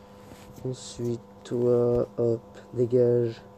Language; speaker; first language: French; native; French